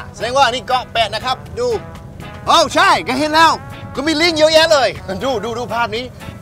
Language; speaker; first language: Thai; non-native, fluent; English